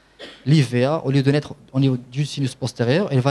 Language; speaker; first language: French; non-native, local second language; Arabic